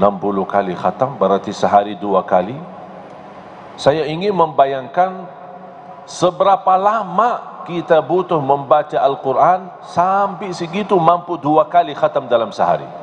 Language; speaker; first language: Indonesian; non-native, fluent; Arabic